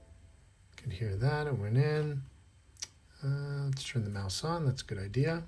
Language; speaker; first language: English; native; English